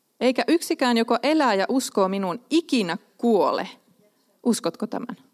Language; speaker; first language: Finnish; non-native, local second language; Swedish